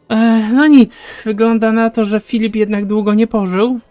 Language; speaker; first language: Polish; native; Polish